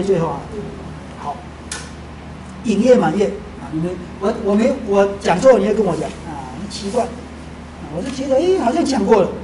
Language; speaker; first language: Chinese; native; Chinese